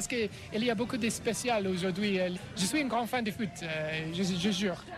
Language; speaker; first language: French; non-native, learner; English